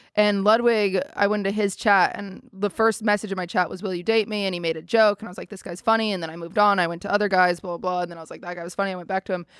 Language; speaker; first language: English; native; English